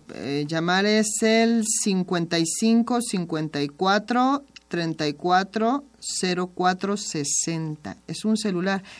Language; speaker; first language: Spanish; native; Spanish